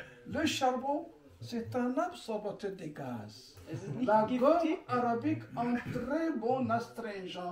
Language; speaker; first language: French; non-native, local second language; Arabic